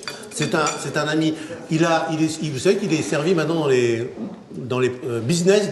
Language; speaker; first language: French; native; French